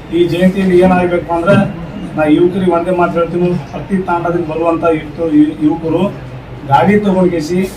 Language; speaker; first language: Kannada; non-native, local second language; Lambadi